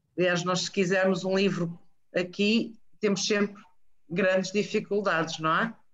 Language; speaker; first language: Portuguese; native; Portuguese